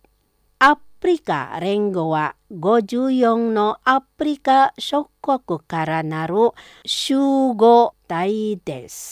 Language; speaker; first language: Japanese; non-native, fluent; Indonesian